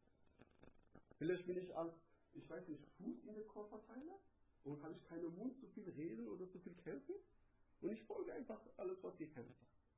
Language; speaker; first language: German; non-native, learner; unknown